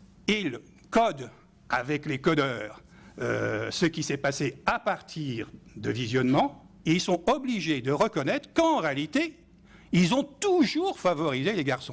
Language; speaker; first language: French; native; French